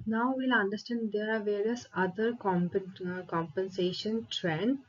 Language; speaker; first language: English; non-native, local second language; Hindi